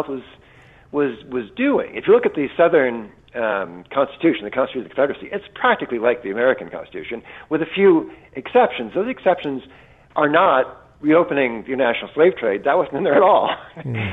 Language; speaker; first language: English; native; English